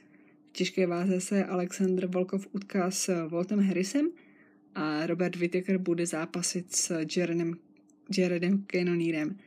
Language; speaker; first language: Czech; native; Czech